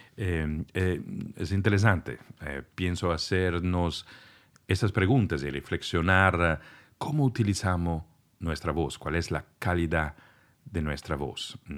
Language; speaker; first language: Spanish; non-native, fluent; Italian